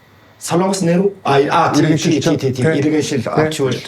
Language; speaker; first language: Mongolian; non-native, fluent; Korean